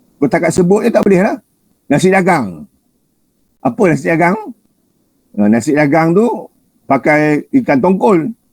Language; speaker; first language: Malay; native; Malay